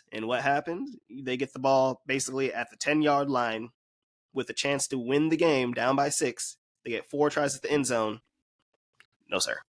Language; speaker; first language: English; native; English